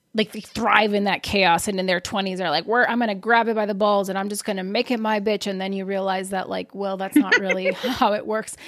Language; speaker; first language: English; early bilingual, other home language; Portuguese